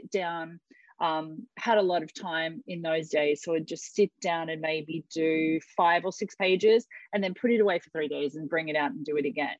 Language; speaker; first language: English; native; English